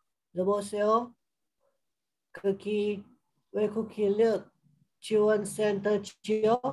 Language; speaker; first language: Korean; non-native, learner; Vietnamese